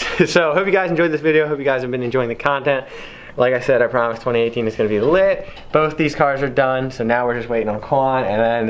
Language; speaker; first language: English; native; English